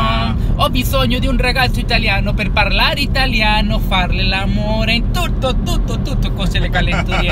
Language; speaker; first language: Italian; non-native, learner; Spanish